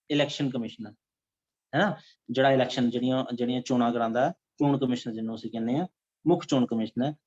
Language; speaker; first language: Hindi; non-native, local second language; Punjabi